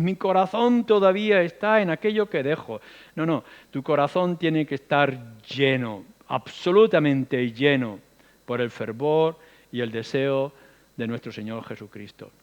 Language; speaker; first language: Spanish; native; Spanish